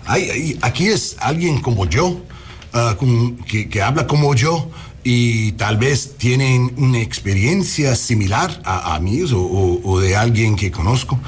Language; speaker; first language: Spanish; non-native, learner; English